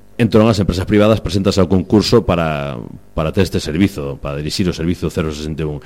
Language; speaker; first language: Galician; native; Galician